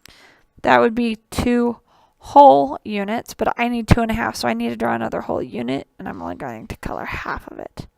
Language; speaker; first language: English; native; English